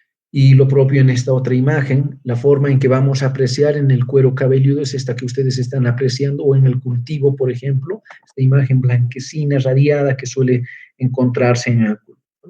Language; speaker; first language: Spanish; native; Spanish